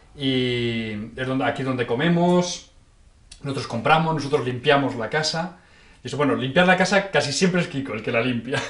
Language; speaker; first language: Spanish; native; Spanish